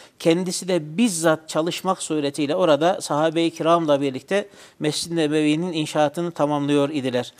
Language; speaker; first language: Turkish; native; Turkish